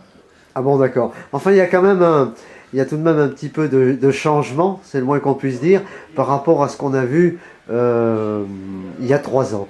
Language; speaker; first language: French; native; French